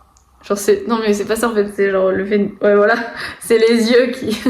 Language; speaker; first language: French; native; French